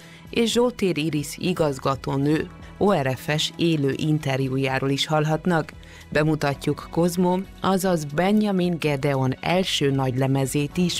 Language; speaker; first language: Hungarian; native; Hungarian